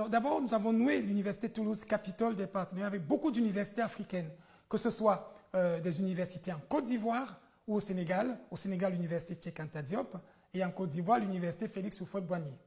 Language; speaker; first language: French; early bilingual, other home language; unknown